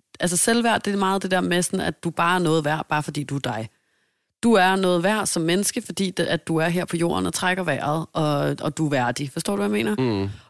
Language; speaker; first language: Danish; native; Danish